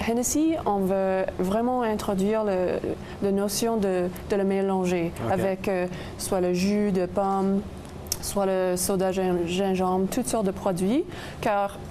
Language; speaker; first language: French; non-native, local second language; English